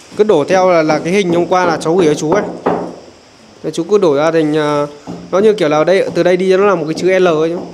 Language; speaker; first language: Vietnamese; native; Vietnamese